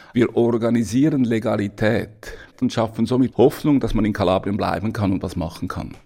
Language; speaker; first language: German; native; German